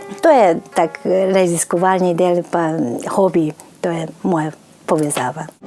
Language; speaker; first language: Slovenian; non-native, fluent; Japanese